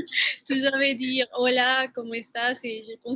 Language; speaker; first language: French; non-native, fluent; Spanish